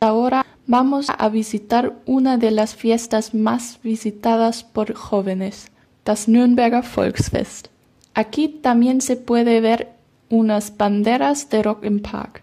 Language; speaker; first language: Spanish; non-native, learner; German